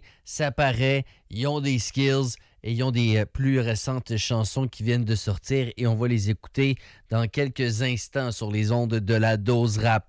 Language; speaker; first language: French; native; French